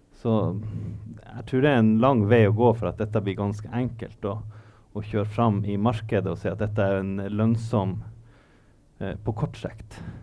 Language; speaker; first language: Norwegian; native; Norwegian